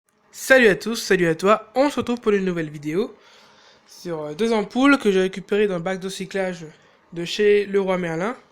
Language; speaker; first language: French; native; French